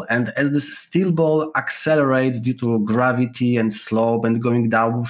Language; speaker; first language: English; non-native, fluent; Polish